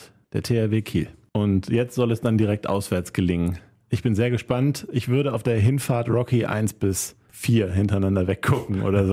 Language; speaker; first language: German; native; German